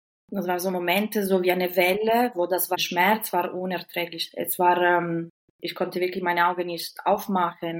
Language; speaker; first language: German; non-native, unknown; Italian